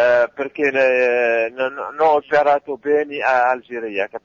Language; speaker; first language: Italian; non-native, local second language; Arabic